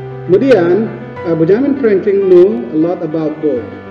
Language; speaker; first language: English; non-native, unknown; Indonesian